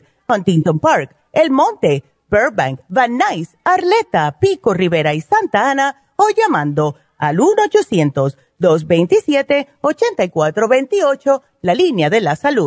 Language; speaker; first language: Spanish; native; Spanish